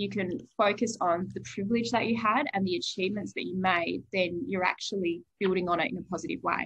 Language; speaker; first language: English; native; English